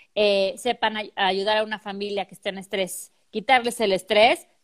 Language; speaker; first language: Spanish; native; Spanish